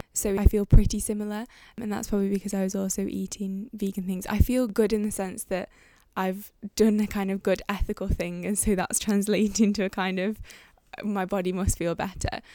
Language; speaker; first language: English; native; English